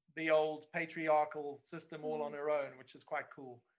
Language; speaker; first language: English; native; English